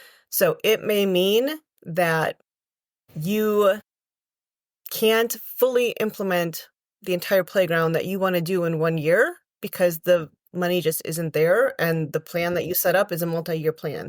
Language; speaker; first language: English; native; English